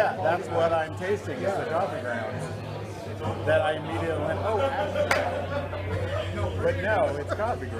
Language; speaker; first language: English; native; English